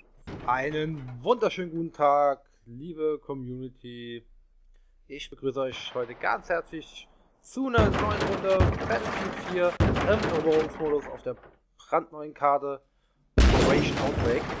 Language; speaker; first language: German; native; German